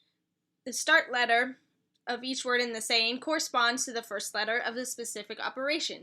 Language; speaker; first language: English; native; English